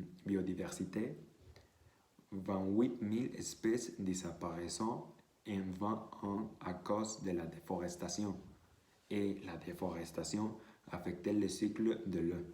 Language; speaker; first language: French; non-native, learner; Spanish